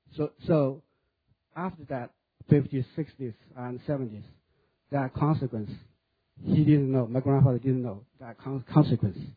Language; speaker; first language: English; non-native, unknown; Chinese